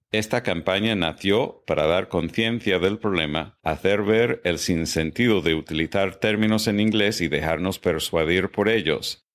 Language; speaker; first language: Spanish; non-native, fluent; English